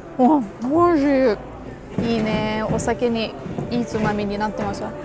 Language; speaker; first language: Japanese; non-native, fluent; Russian